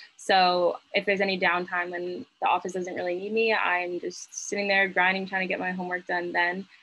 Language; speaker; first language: English; native; English